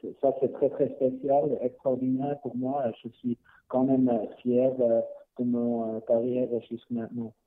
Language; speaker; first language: French; non-native, learner; Swiss German